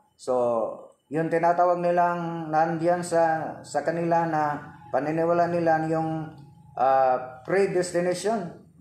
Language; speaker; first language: Filipino; non-native, local second language; Cebuano